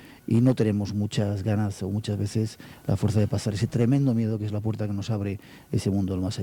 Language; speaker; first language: Spanish; native; Spanish